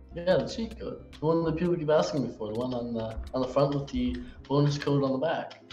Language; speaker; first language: English; native; English